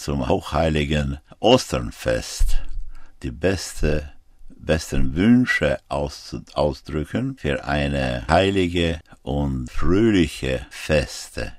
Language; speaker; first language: German; non-native, fluent; Ukrainian